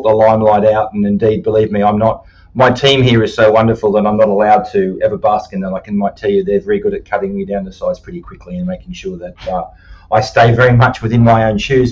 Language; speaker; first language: English; native; English